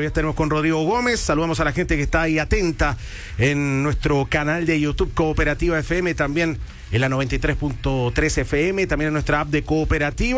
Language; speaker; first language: Spanish; native; Spanish